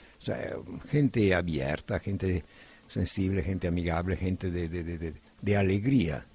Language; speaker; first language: Spanish; non-native, fluent; Italian